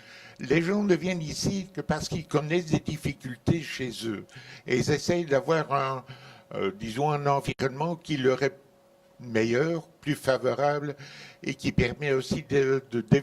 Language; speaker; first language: French; native; French